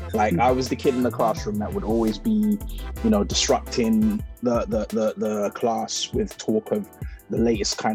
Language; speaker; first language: English; native; English